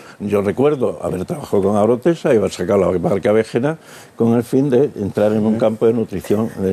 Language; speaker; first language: Spanish; native; Spanish